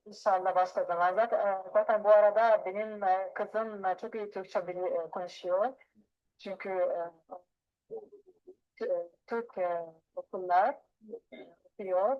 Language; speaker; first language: Turkish; early bilingual, heritage; Arabic